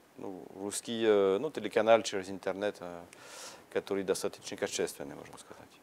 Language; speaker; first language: Russian; non-native, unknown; French